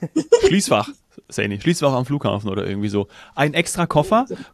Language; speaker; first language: German; native; German